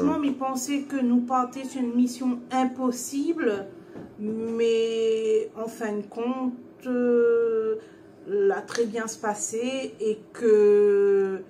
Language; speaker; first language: French; non-native, local second language; Réunion Creole French